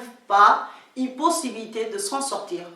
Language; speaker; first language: French; non-native, local second language; Somali